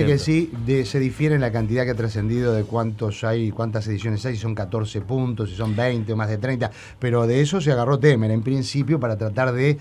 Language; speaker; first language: Spanish; native; Spanish